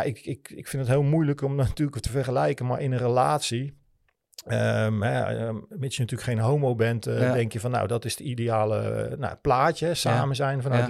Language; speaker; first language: Dutch; native; Dutch